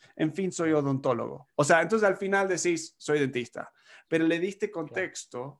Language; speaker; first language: Spanish; non-native, fluent; English